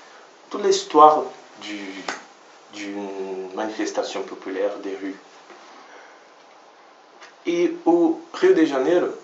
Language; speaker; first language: French; non-native, fluent; Portuguese